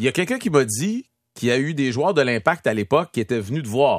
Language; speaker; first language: French; native; French